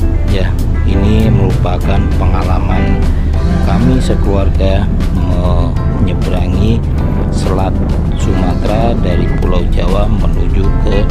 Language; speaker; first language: Indonesian; native; Indonesian